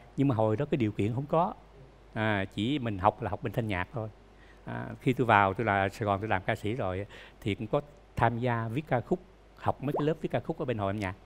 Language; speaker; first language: Vietnamese; native; Vietnamese